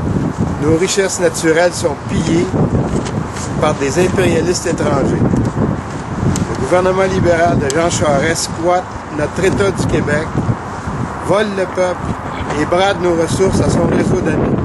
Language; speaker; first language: French; native; French